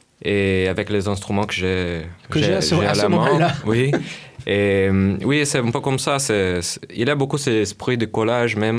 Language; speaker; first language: French; non-native, fluent; Portuguese